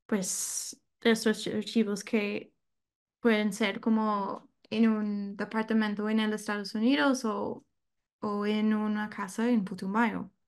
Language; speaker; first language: Spanish; non-native, learner; English